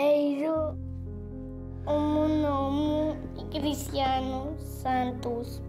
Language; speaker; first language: Portuguese; early bilingual, heritage; Portuguese